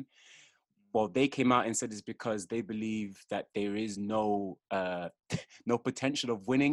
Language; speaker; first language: English; native; English